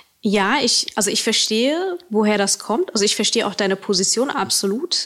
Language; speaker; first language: German; early bilingual, other home language; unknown